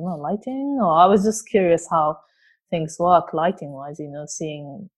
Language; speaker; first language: English; non-native, fluent; Japanese